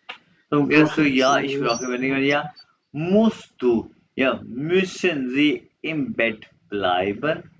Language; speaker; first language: German; non-native, fluent; Urdu